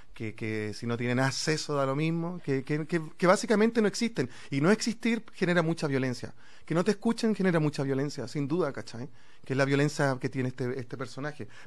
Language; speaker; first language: Spanish; native; Spanish